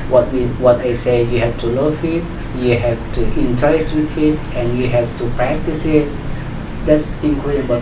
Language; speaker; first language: English; non-native, learner; Indonesian